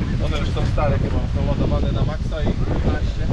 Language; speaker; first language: Polish; native; Polish